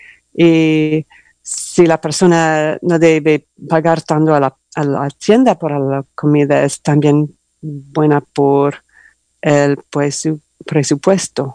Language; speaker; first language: Spanish; non-native, learner; English